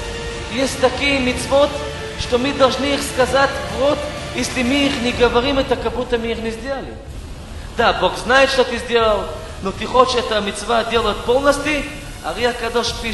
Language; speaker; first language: Russian; non-native, fluent; Hebrew